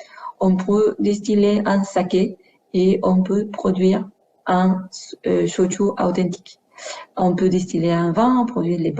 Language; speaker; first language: French; non-native, fluent; Spanish